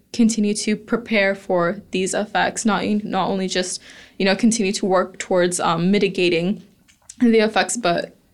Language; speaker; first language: English; native; English